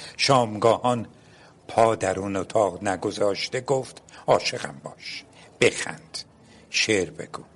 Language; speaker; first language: Persian; non-native, local second language; Azerbaijani